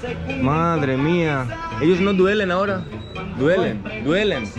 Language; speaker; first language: Spanish; non-native, learner; Greek